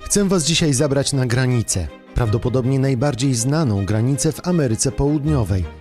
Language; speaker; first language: Polish; native; Polish